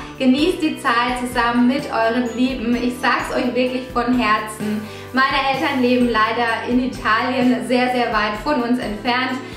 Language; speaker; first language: German; early bilingual, other home language; Italian